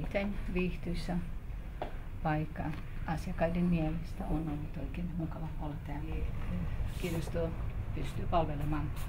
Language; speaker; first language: Finnish; non-native, fluent; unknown